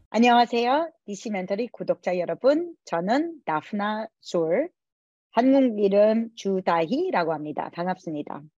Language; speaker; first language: Korean; non-native, fluent; Hebrew